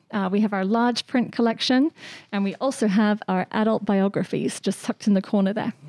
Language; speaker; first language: English; native; English